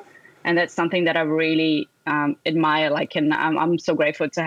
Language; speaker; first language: English; non-native, fluent; Portuguese